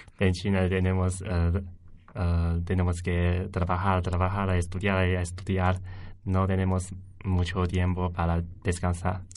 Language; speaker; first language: Spanish; non-native, learner; Chinese